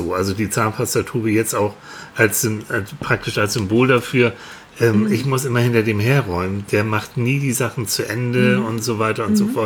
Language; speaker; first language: German; native; German